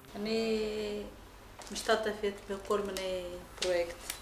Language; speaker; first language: Hebrew; non-native, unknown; Amharic